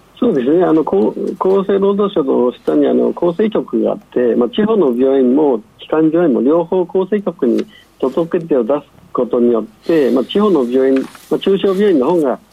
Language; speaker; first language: Japanese; non-native, fluent; Chinese